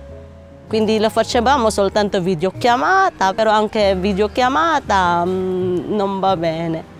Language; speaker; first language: Italian; non-native, learner; Filipino